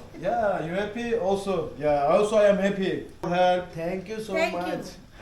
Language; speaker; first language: English; non-native, learner; Turkish